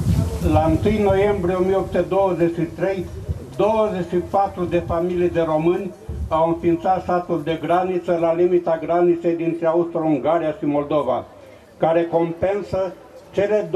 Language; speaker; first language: Romanian; native; Romanian